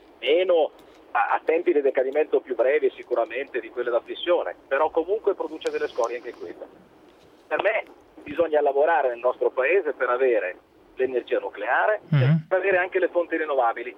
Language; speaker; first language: Italian; native; Italian